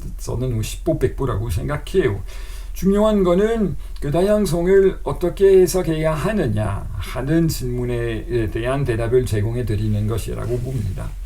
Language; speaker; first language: Korean; non-native, fluent; French